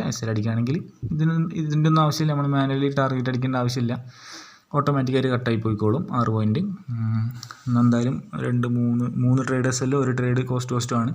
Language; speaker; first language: Malayalam; native; Malayalam